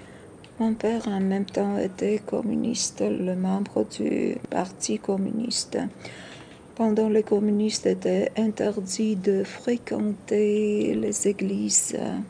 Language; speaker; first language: French; non-native, fluent; Georgian